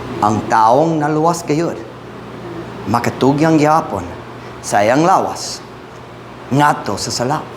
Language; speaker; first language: Cebuano; non-native, fluent; English